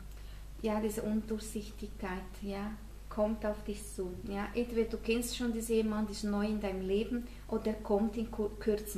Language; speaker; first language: German; non-native, fluent; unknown